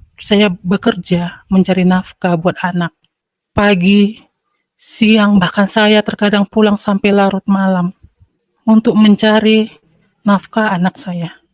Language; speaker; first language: Indonesian; native; Indonesian